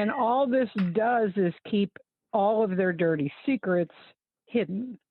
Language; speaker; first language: English; native; English